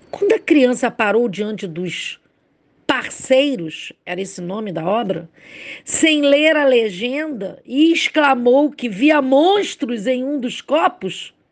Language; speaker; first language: Portuguese; native; Portuguese